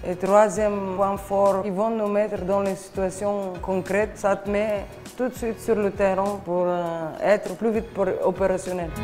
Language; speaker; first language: French; non-native, fluent; Bulgarian